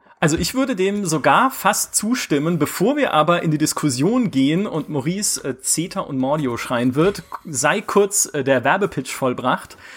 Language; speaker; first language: German; native; German